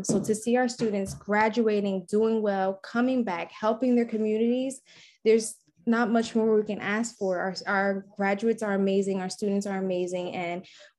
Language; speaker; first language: English; native; English